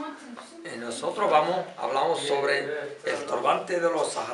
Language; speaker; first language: Spanish; non-native, learner; Arabic